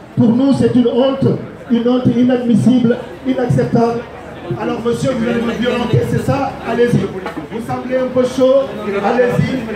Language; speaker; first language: French; non-native, local second language; Wolof